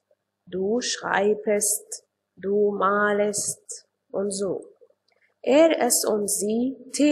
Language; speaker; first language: German; non-native, fluent; Arabic